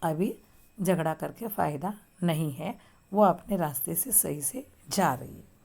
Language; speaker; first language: Hindi; non-native, local second language; Marathi